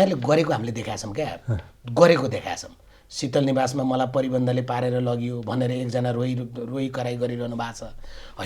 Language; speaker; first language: Nepali; native; Nepali